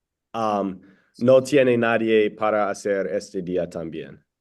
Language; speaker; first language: Spanish; non-native, learner; English